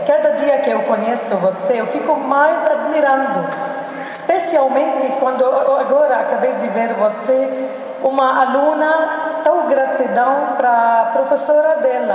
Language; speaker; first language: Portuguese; non-native, learner; Arabic